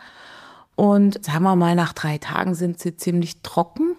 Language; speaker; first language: German; native; German